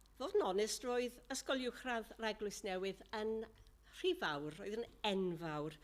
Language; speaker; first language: Welsh; non-native, local second language; English